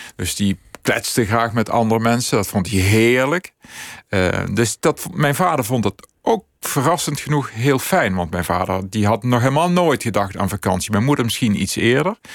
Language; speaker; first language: Dutch; native; Dutch